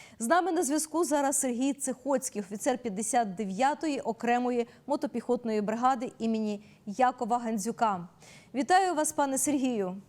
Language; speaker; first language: Ukrainian; native; Ukrainian